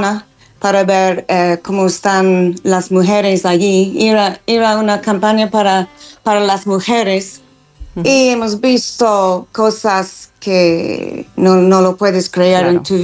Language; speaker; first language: Spanish; non-native, fluent; English